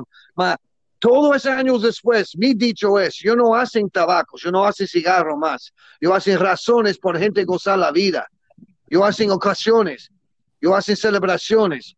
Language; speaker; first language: Spanish; non-native, learner; English